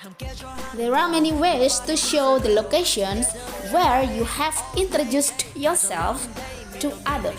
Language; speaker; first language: English; non-native, fluent; Indonesian